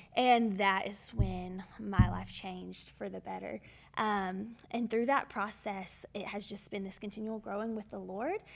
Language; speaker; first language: English; native; English